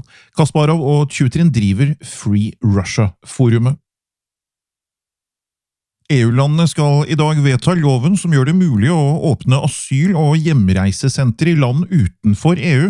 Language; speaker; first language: Norwegian; native; Norwegian